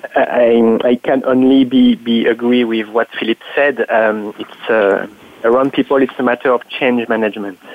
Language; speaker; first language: English; non-native, fluent; French